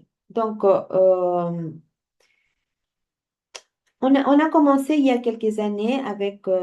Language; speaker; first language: French; non-native, fluent; Spanish